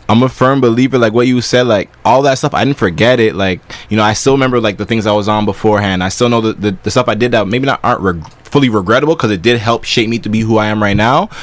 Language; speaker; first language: English; early bilingual, other home language; Yoruba